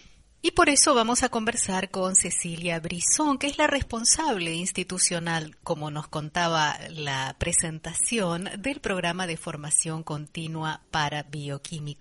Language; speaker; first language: Spanish; native; Spanish